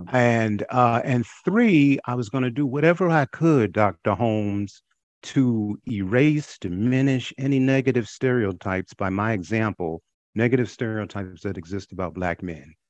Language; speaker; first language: English; native; English